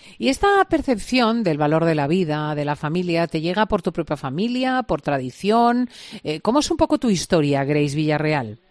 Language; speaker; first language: Spanish; native; Spanish